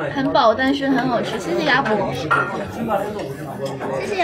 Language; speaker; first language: Chinese; native; Chinese